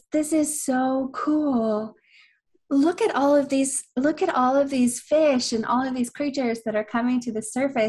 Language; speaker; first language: English; native; English